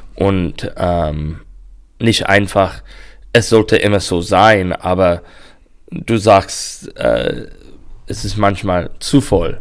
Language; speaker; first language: German; non-native, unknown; English